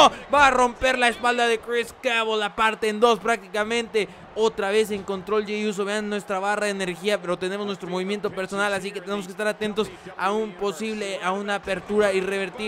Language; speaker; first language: Spanish; native; Spanish